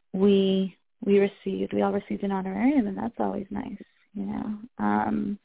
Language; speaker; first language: English; early bilingual, other home language; Spanish